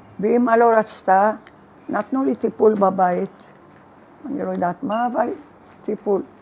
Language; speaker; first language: Hebrew; non-native, fluent; Arabic